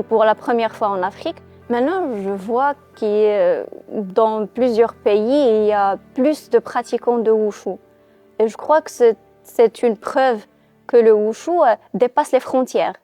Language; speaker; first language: French; non-native, local second language; Arabic